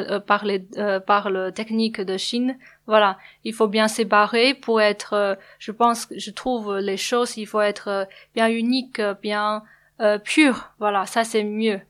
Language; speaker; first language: French; non-native, learner; Chinese